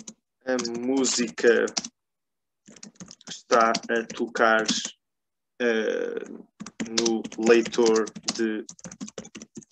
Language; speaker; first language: Portuguese; non-native, fluent; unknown